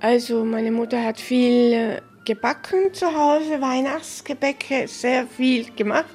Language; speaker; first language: German; early bilingual, heritage; German